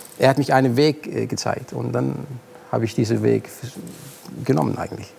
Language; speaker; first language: German; non-native, fluent; Arabic